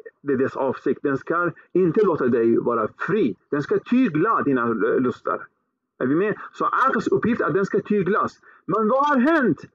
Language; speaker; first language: Swedish; early bilingual, other home language; Arabic